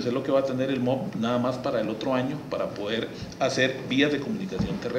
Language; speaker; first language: Spanish; native; Spanish